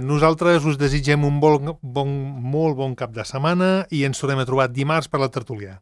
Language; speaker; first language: Catalan; native; Catalan